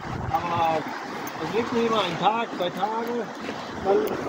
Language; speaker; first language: German; native; German